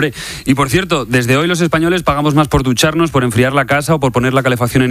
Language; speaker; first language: Spanish; native; Spanish